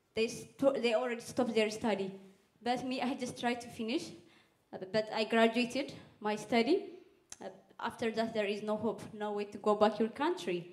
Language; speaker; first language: English; non-native, fluent; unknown